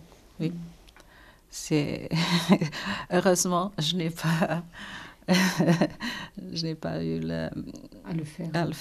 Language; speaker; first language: French; non-native, local second language; Portuguese